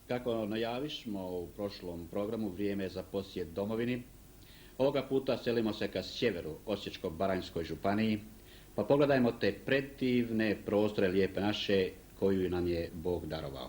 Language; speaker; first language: Croatian; native; Croatian